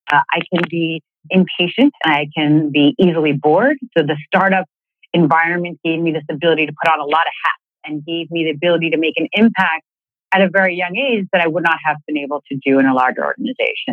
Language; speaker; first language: English; native; English